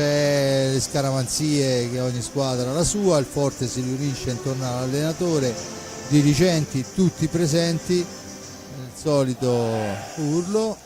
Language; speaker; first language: Italian; native; Italian